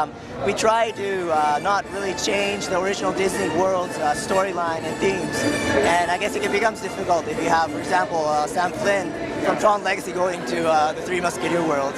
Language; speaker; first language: English; non-native, fluent; Japanese